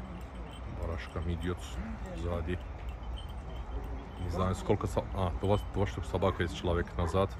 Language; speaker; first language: Russian; non-native, learner; Turkish